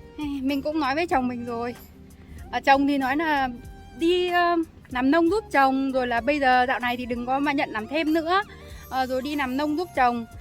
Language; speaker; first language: Vietnamese; native; Vietnamese